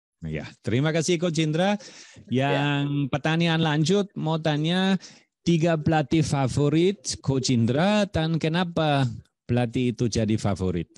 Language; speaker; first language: Indonesian; non-native, fluent; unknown